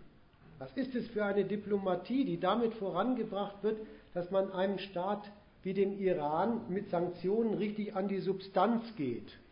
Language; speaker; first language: German; native; German